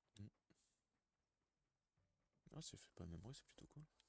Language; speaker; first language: French; native; French